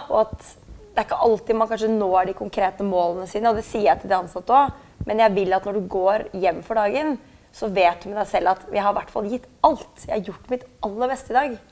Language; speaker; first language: Norwegian; early bilingual, other home language; German